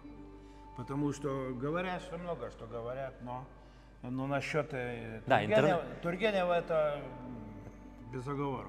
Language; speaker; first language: Russian; non-native, local second language; Lithuanian